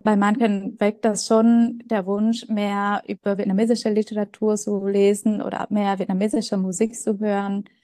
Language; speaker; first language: German; non-native, fluent; Vietnamese